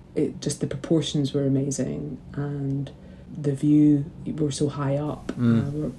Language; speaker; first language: English; native; English